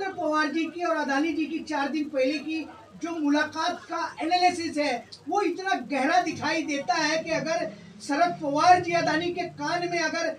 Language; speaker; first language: Hindi; non-native, local second language; Marathi